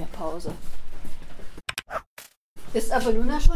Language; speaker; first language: German; native; German